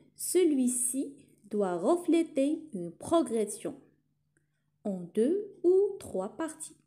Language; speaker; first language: French; non-native, local second language; Arabic